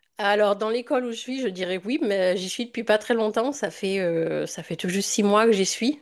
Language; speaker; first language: French; native; French